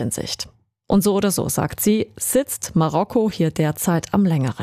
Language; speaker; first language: German; native; German